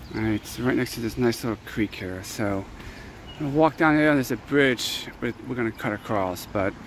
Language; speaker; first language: English; native; English